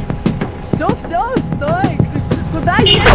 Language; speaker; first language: Russian; native; Russian